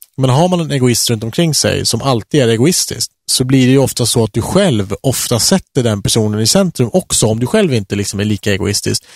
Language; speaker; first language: Swedish; native; Swedish